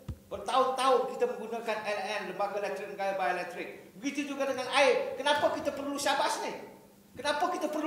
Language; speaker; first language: Malay; native; Malay